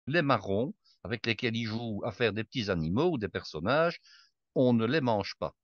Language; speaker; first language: French; native; French